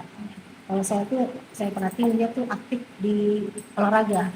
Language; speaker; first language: Indonesian; native; Indonesian